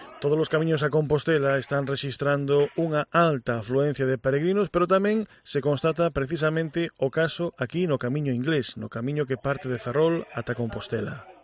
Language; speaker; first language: Galician; native; Galician